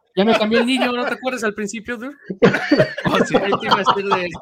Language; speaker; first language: Spanish; early bilingual, heritage; Spanish